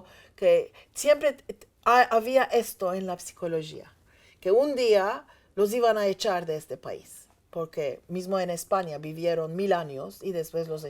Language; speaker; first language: Spanish; early bilingual, heritage; Spanish